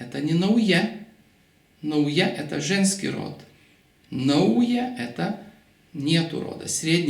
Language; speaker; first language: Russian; non-native, local second language; Lithuanian